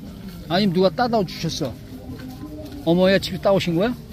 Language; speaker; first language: Korean; native; Korean